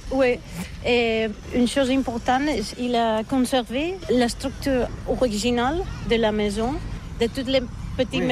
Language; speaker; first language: French; non-native, learner; Catalan